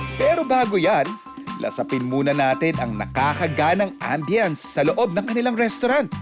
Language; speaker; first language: Filipino; native; Filipino